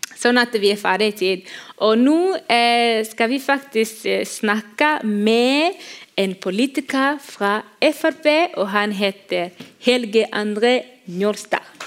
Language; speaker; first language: Norwegian; non-native, fluent; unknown